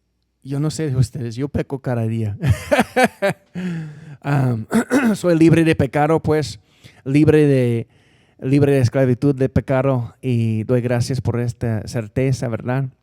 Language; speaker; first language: Spanish; non-native, fluent; English